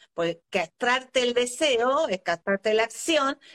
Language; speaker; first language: Spanish; native; Spanish